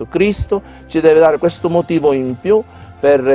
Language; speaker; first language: Italian; native; Italian